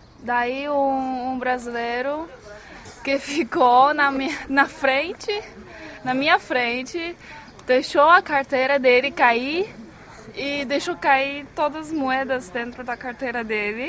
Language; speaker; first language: Portuguese; non-native, fluent; Chinese